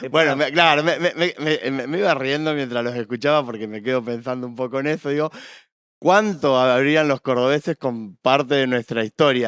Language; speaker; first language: Spanish; native; Spanish